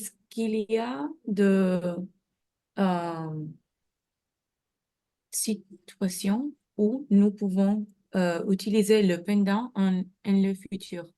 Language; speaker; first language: French; non-native, learner; Italian